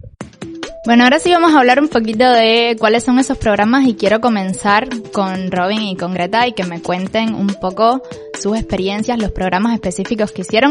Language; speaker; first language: Spanish; native; Spanish